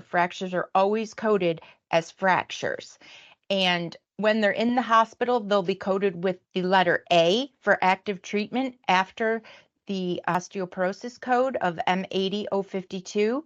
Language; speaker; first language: English; native; English